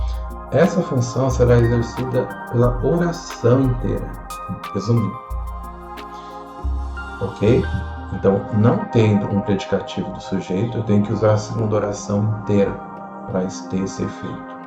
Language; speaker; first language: Portuguese; native; Portuguese